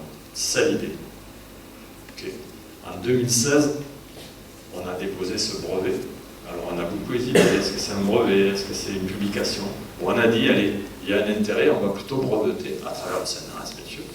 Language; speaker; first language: French; native; French